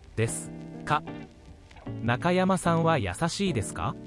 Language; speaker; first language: Japanese; non-native, learner; English